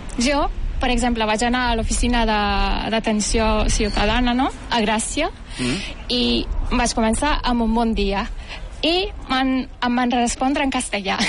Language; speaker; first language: Catalan; non-native, fluent; Turkish